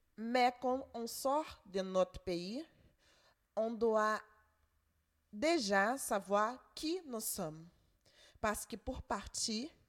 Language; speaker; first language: French; non-native, learner; Portuguese